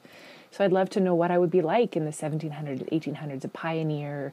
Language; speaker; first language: English; native; English